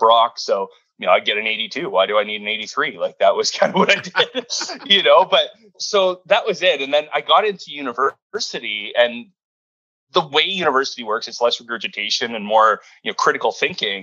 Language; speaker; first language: English; native; English